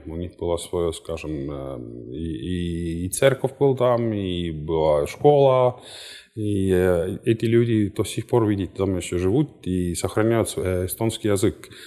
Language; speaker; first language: Russian; non-native, fluent; Estonian